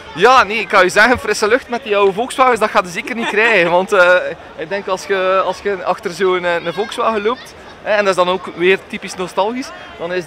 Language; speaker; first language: Dutch; native; Dutch